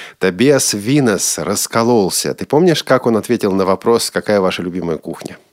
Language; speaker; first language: Russian; native; Russian